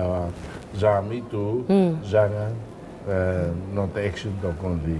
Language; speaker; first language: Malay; non-native, fluent; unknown